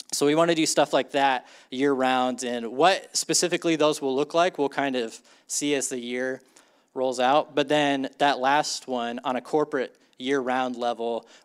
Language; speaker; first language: English; native; English